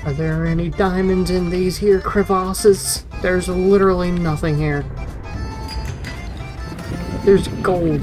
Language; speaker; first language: English; native; English